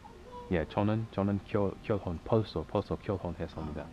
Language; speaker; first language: Korean; non-native, learner; English